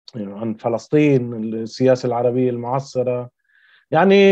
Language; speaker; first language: Arabic; early bilingual, heritage; Spanish